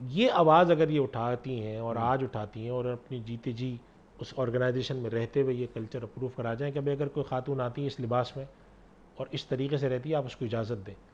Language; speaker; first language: Urdu; native; Urdu